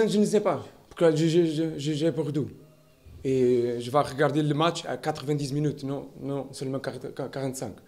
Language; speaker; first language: French; non-native, learner; Portuguese